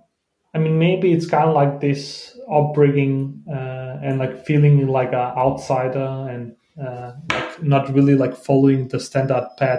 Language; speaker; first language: English; non-native, fluent; Bosnian